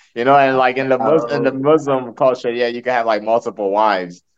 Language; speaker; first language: English; early bilingual, other home language; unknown